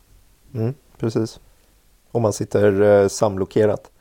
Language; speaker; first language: Swedish; native; Swedish